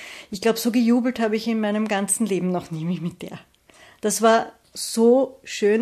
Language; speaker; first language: German; native; German